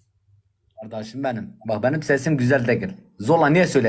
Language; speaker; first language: Turkish; native; Turkish